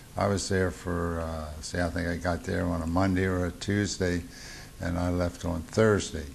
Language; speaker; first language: English; native; English